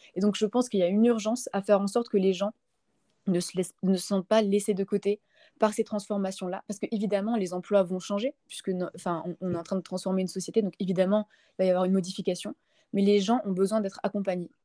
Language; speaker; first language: French; native; French